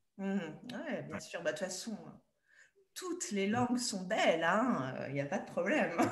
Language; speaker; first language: French; native; French